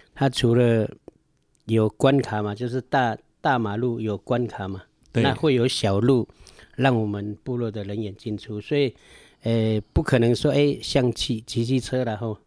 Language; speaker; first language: Chinese; non-native, local second language; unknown